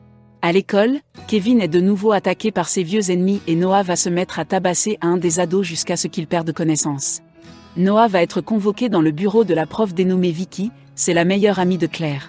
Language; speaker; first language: French; non-native, local second language; Haitian Creole